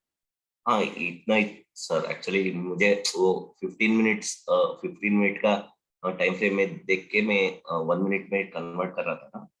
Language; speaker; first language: Hindi; non-native, local second language; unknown